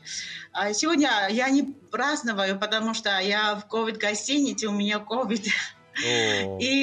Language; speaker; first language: Russian; non-native, fluent; Georgian